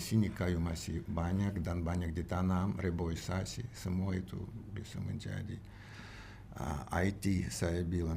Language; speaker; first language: Indonesian; non-native, learner; Russian